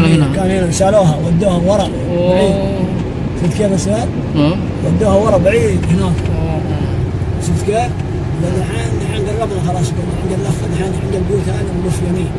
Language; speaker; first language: Arabic; non-native, fluent; Indonesian